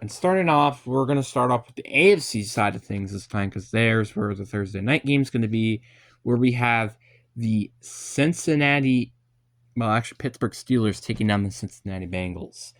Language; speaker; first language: English; native; English